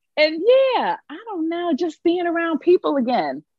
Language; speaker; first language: English; native; English